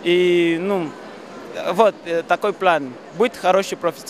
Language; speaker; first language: Russian; non-native, learner; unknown